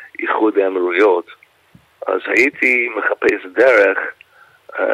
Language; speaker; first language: Hebrew; non-native, fluent; English